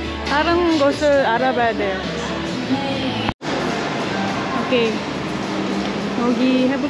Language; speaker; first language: Korean; non-native, learner; Cebuano